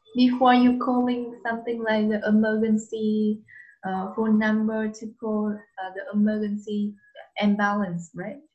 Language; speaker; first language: English; non-native, fluent; Vietnamese